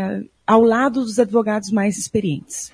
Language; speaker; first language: Portuguese; native; Portuguese